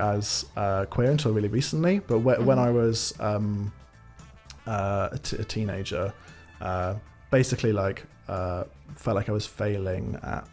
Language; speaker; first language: English; native; English